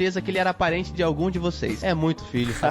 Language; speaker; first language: Portuguese; native; Portuguese